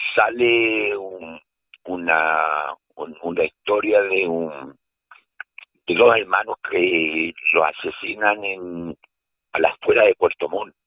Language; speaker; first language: Spanish; native; Spanish